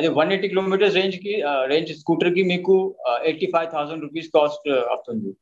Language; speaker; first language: Telugu; non-native, local second language; Hindi